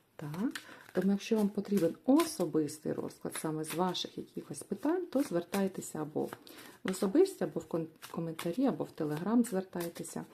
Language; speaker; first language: Ukrainian; non-native, local second language; Russian